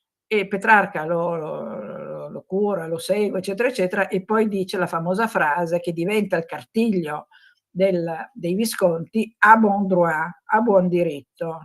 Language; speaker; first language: Italian; native; Italian